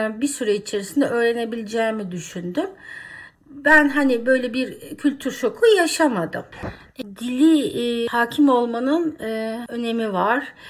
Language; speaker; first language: Turkish; native; Turkish